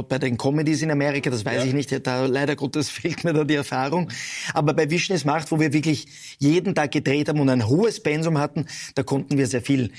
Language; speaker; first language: German; non-native, local second language; Italian